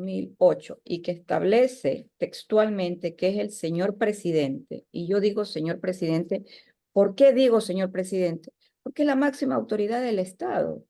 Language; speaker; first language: Spanish; native; Spanish